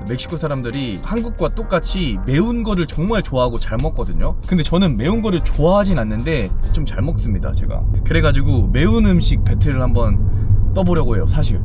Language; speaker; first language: Korean; native; Korean